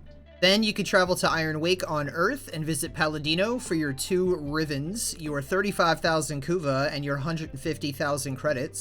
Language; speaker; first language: English; native; English